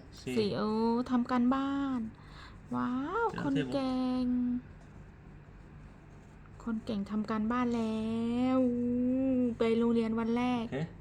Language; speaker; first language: Thai; native; Thai